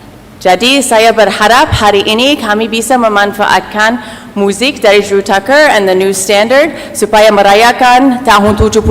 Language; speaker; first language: Indonesian; non-native, fluent; English